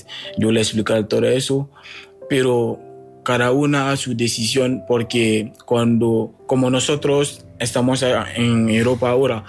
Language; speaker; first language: Spanish; non-native, learner; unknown